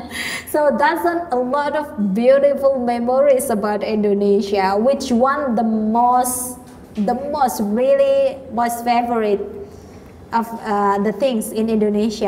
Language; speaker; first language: English; non-native, learner; Indonesian